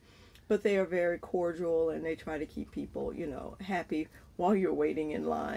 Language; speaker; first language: English; native; English